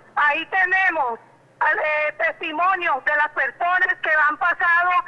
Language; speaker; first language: Spanish; native; Spanish